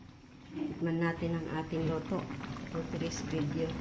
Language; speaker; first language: Filipino; native; Filipino